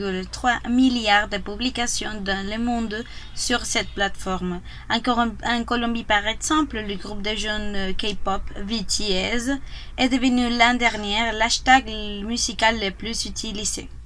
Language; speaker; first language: French; non-native, learner; Spanish